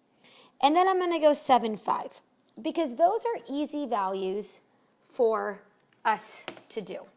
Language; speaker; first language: English; native; English